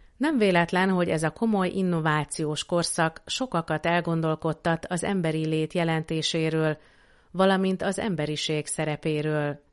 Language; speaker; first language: Hungarian; native; Hungarian